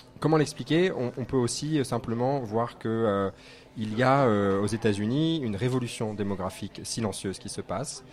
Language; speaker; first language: French; native; French